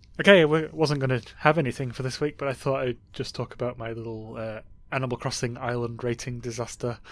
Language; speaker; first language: English; native; English